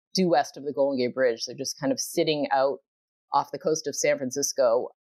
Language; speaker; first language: English; native; English